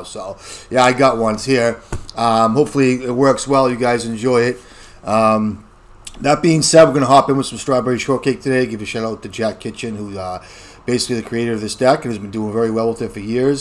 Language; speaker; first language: English; native; English